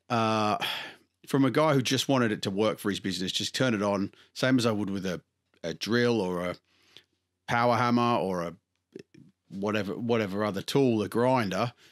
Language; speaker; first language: English; native; English